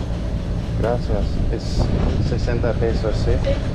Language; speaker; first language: Spanish; non-native, learner; English